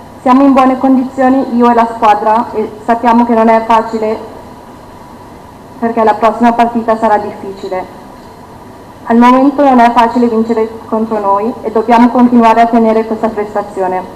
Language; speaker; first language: Italian; non-native, fluent; Turkish